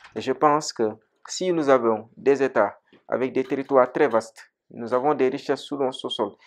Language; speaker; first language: French; non-native, local second language; Wolof